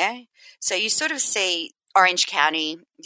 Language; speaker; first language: English; native; English